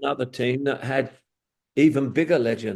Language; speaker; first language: English; native; English